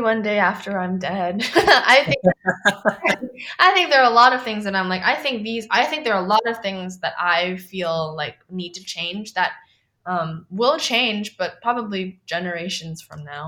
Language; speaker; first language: English; non-native, local second language; Cantonese